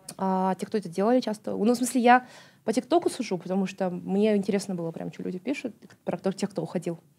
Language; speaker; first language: Russian; non-native, local second language; Kazakh